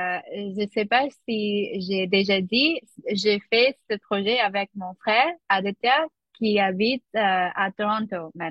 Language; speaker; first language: French; non-native, learner; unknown